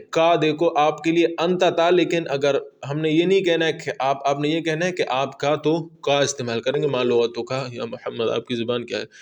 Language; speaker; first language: Urdu; non-native, local second language; Pashto